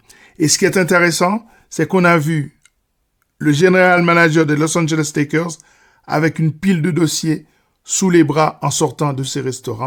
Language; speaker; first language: French; native; French